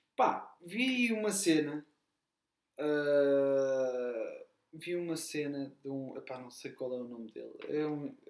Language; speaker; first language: Portuguese; native; Portuguese